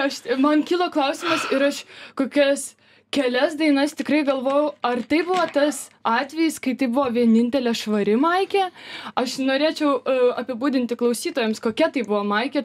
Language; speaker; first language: Lithuanian; native; Lithuanian